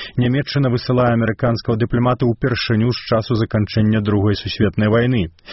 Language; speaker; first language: Belarusian; native; Belarusian